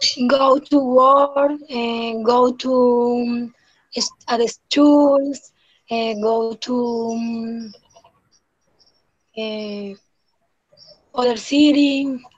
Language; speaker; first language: English; non-native, learner; Spanish